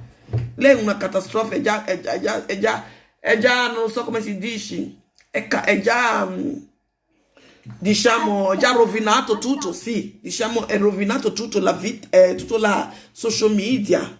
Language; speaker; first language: Italian; non-native, learner; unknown